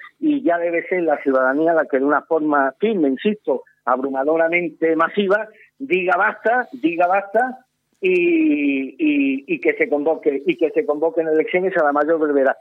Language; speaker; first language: Spanish; native; Spanish